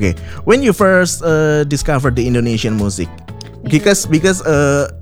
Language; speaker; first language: English; non-native, fluent; Indonesian